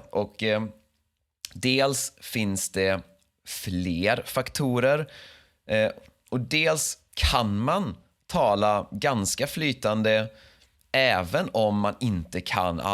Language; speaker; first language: Swedish; native; Swedish